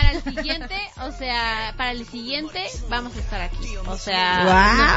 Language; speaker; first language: Spanish; native; Spanish